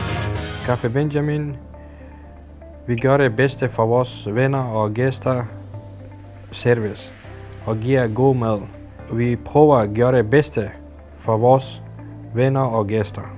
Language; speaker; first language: Danish; non-native, learner; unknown